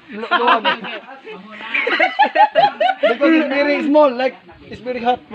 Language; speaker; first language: English; non-native, learner; Cebuano